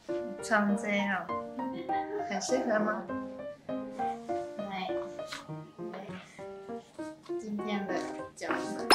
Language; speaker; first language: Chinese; early bilingual, heritage; Japanese